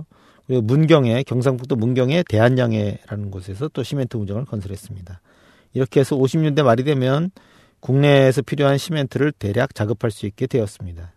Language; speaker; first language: Korean; native; Korean